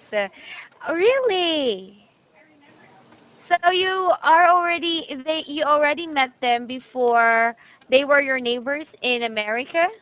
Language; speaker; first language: English; non-native, fluent; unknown